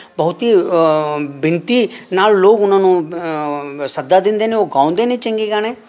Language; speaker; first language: Punjabi; non-native, fluent; Kannada